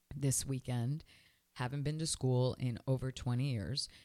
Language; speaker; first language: English; early bilingual, other home language; Spanish